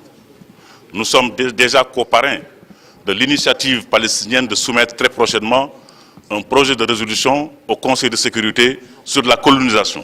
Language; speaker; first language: French; non-native, local second language; Wolof